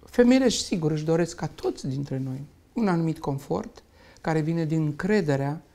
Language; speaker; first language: Romanian; native; Romanian